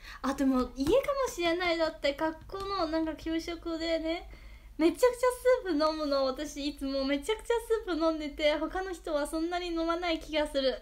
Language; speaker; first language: Japanese; non-native, fluent; Chinese